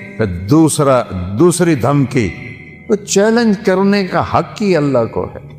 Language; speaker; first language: Urdu; non-native, local second language; Saraiki